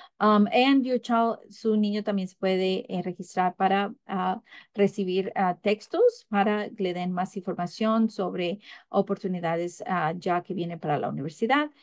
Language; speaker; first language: Spanish; early bilingual, heritage; English